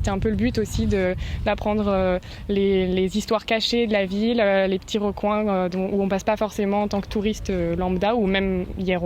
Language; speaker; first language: French; native; French